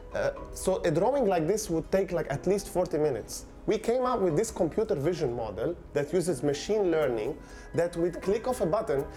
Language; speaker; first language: English; non-native, fluent; Arabic